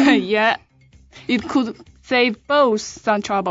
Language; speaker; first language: English; non-native, fluent; Chinese